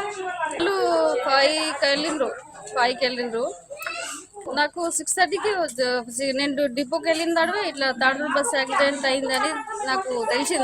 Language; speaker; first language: Telugu; native; Telugu